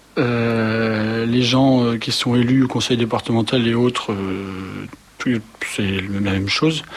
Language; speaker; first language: French; native; French